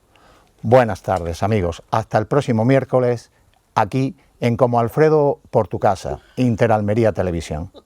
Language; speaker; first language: Spanish; native; Spanish